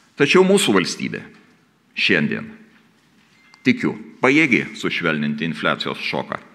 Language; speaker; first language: Lithuanian; native; Lithuanian